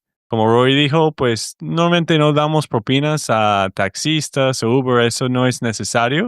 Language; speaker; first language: Spanish; non-native, fluent; English